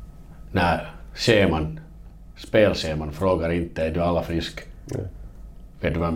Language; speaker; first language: Swedish; non-native, learner; Finnish